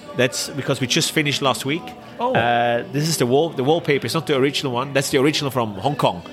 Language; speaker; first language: English; non-native, fluent; Swiss German